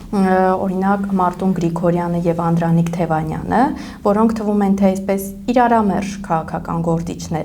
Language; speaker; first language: Armenian; native; Armenian